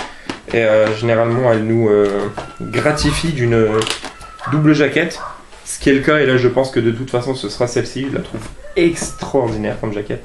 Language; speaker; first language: French; native; French